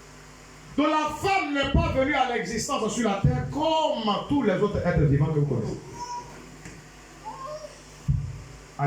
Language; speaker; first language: French; non-native, local second language; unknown